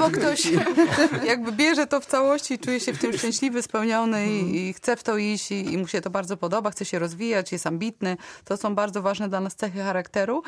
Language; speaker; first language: Polish; native; Polish